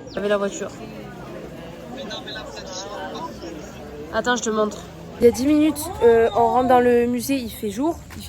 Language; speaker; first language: French; native; French